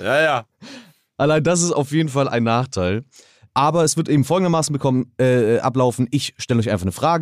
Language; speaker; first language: German; native; German